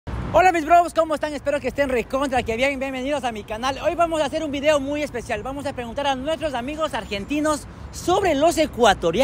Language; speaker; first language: Spanish; native; Spanish